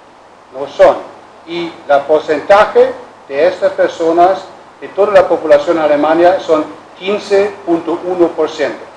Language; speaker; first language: Spanish; non-native, learner; German